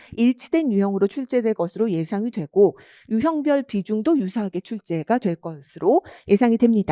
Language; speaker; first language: Korean; native; Korean